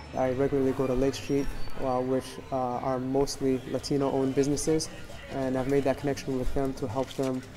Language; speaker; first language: English; native; English